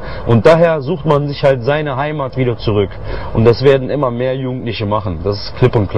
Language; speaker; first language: German; early bilingual, other home language; Turkish